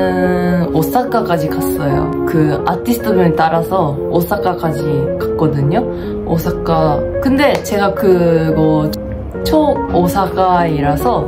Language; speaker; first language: Korean; non-native, fluent; Japanese